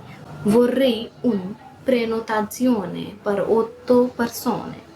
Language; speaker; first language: Italian; non-native, learner; Bhojpuri